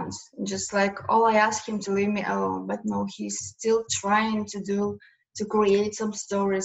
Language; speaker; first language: English; non-native, learner; Ukrainian